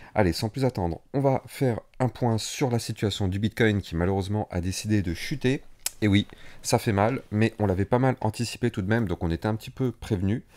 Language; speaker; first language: French; native; French